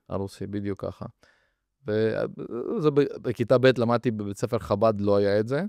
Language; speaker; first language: Hebrew; early bilingual, other home language; Russian